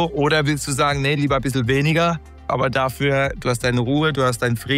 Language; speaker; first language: German; native; German